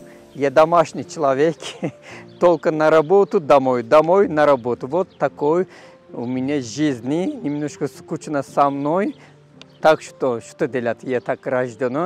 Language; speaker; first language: Russian; non-native, fluent; Turkish